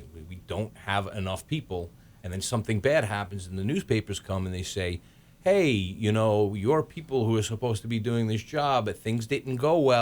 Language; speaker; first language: English; native; English